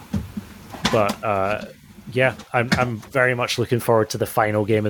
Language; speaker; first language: English; native; English